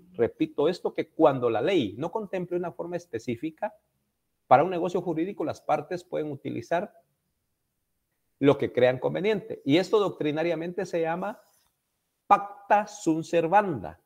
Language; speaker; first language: Spanish; native; Spanish